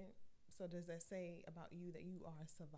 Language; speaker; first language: English; native; English